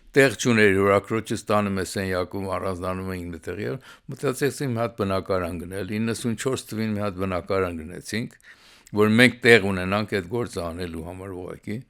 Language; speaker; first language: Armenian; early bilingual, heritage; Armenian